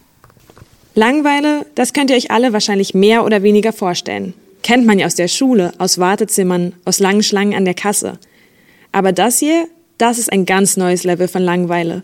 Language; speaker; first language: German; native; German